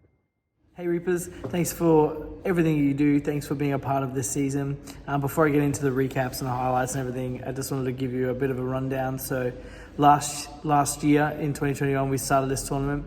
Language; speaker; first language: English; native; English